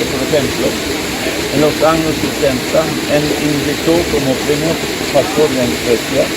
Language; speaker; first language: Spanish; non-native, fluent; Swedish